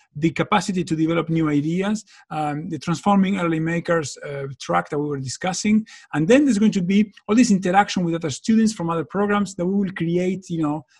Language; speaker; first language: English; non-native, fluent; Spanish